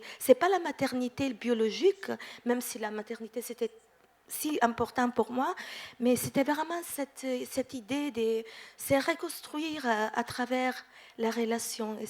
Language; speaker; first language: French; non-native, fluent; Italian